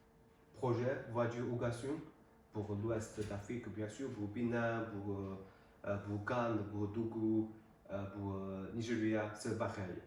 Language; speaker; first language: French; non-native, learner; Chinese